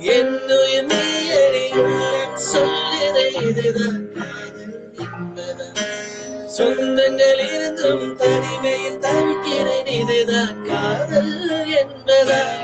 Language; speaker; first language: Tamil; early bilingual, heritage; Tamil